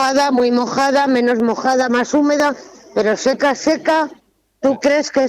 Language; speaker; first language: Spanish; native; Spanish